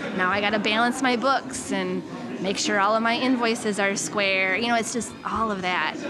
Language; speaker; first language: English; native; English